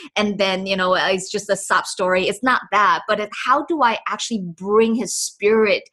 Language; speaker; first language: English; non-native, fluent; Chinese